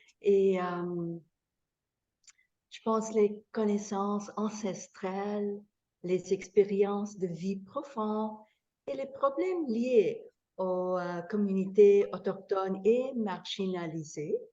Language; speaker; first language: French; non-native, fluent; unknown